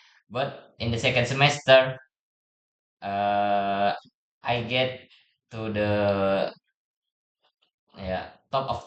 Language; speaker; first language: English; non-native, learner; Indonesian